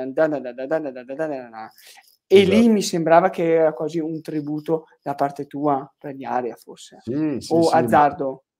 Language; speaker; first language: Italian; native; Italian